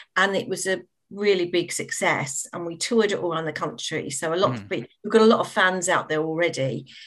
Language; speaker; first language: English; native; English